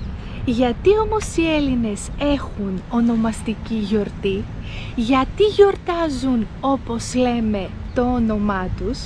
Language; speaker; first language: Greek; native; Greek